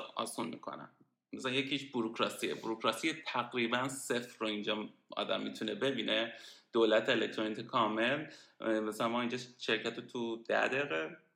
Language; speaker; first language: Persian; native; Persian